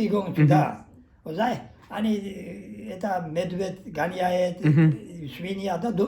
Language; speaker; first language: Russian; non-native, learner; Georgian